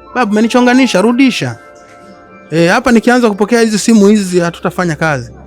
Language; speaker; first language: Swahili; native; Swahili